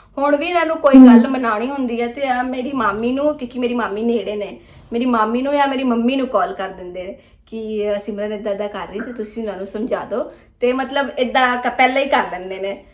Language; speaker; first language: Punjabi; early bilingual, heritage; Punjabi